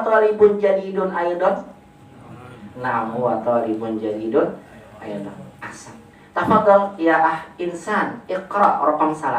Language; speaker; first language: Arabic; non-native, fluent; Indonesian